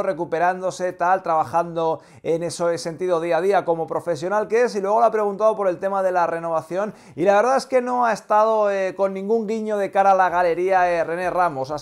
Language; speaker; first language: Spanish; native; Spanish